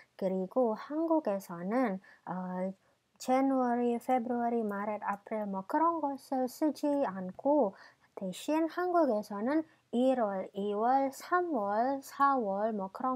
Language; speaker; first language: Korean; non-native, fluent; Indonesian